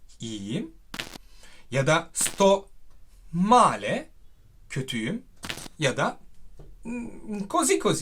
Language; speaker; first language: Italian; non-native, fluent; Turkish